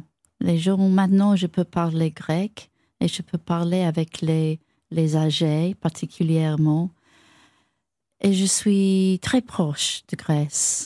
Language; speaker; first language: French; non-native, fluent; English